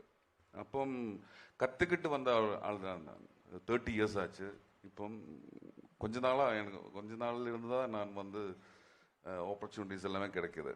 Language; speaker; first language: Tamil; non-native, learner; Malayalam